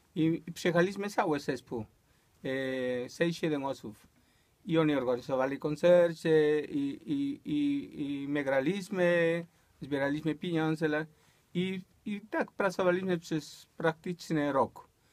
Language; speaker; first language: Polish; non-native, fluent; Spanish